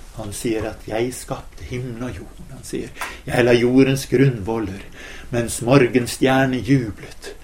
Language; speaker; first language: Norwegian; native; Norwegian